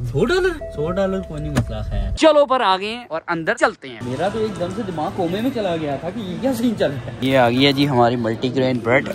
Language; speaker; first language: Urdu; non-native, local second language; Punjabi